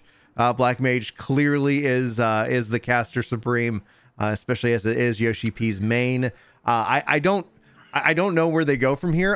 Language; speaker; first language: English; native; English